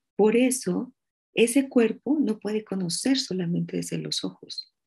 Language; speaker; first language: Spanish; native; Spanish